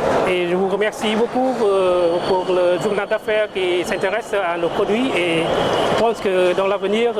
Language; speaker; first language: French; non-native, fluent; Vietnamese